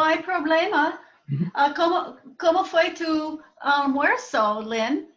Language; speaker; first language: Spanish; non-native, learner; English